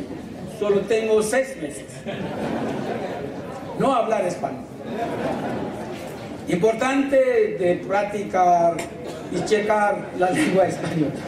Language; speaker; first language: Spanish; non-native, learner; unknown